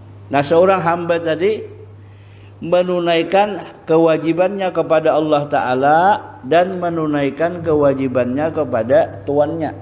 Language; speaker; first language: Indonesian; non-native, local second language; Banjar